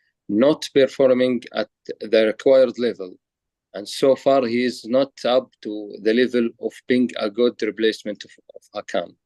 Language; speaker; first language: English; non-native, learner; Arabic